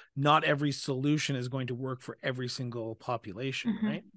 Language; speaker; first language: English; native; English